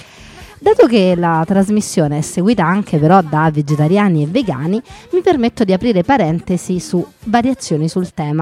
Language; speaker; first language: Italian; native; Italian